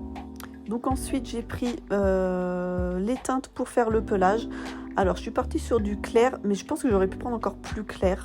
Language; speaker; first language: French; native; French